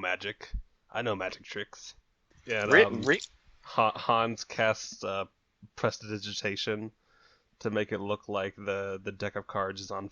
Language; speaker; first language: English; native; English